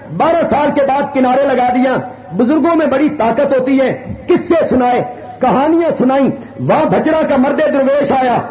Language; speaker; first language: Urdu; non-native, local second language; Punjabi